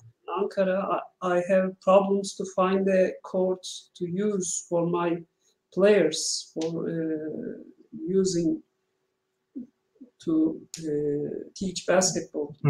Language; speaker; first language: English; non-native, learner; Turkish